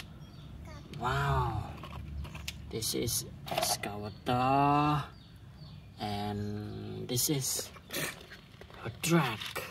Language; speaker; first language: English; non-native, learner; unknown